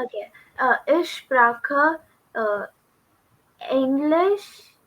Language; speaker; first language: German; non-native, learner; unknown